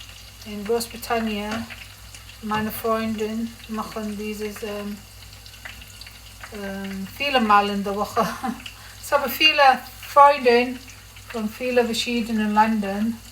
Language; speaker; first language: German; non-native, learner; English